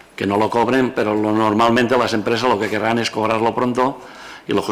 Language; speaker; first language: Spanish; non-native, local second language; Catalan